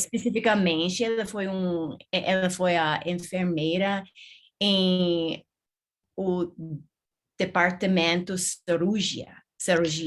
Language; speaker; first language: Portuguese; non-native, learner; English